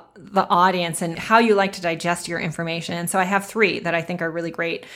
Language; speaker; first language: English; native; English